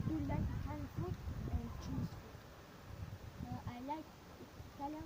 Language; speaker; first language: English; non-native, learner; Tajik